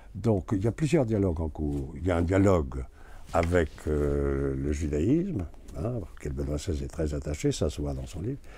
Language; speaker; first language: French; native; French